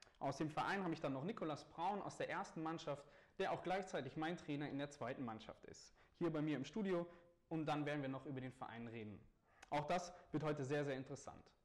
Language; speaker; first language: German; native; German